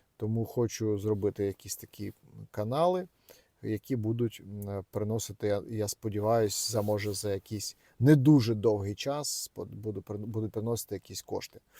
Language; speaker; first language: Ukrainian; non-native, local second language; Russian